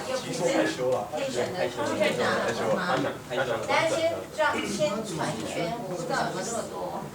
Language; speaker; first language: Chinese; native; Chinese